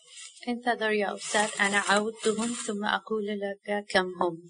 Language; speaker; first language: Arabic; non-native, learner; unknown